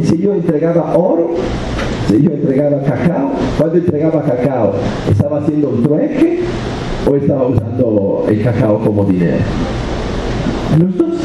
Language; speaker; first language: Spanish; non-native, fluent; Italian